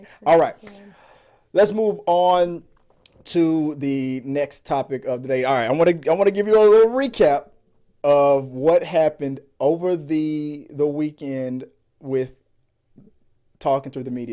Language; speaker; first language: English; native; English